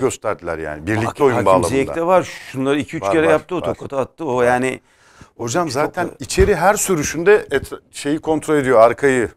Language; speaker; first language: Turkish; native; Turkish